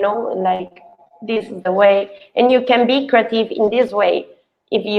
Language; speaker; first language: English; non-native, fluent; Spanish